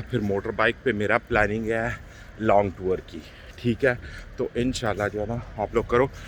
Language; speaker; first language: Urdu; native; Urdu